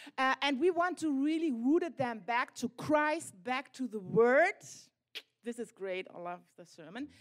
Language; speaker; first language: English; non-native, fluent; German